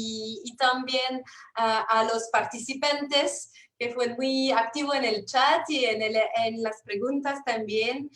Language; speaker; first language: Spanish; non-native, fluent; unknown